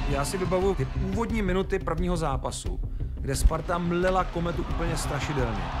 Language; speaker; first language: Czech; native; Czech